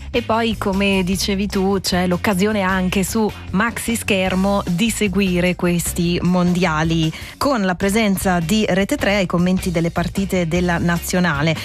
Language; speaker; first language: Italian; native; Italian